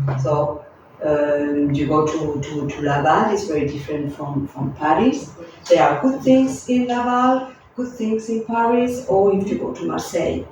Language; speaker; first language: English; non-native, fluent; Spanish